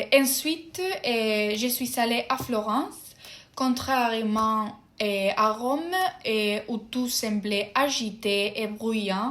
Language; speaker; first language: French; non-native, fluent; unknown